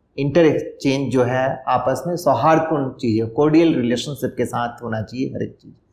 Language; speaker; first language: Hindi; non-native, local second language; Bhojpuri